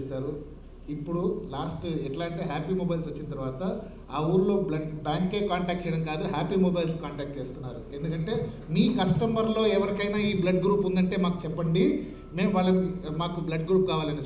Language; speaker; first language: Telugu; native; Telugu